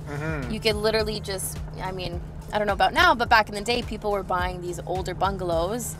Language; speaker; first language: English; native; English